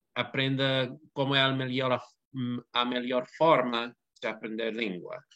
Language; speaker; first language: Portuguese; non-native, learner; English